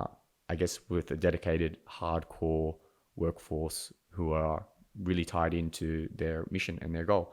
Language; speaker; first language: English; native; English